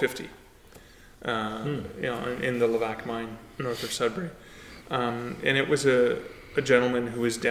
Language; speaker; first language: English; native; English